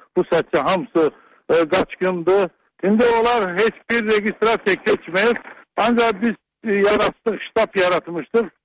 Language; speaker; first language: Azerbaijani; native; Azerbaijani